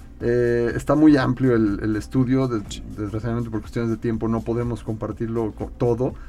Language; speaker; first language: Spanish; native; Spanish